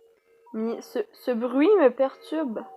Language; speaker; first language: French; native; French